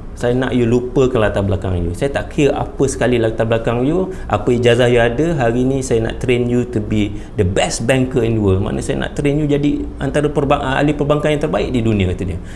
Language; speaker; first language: Malay; native; Malay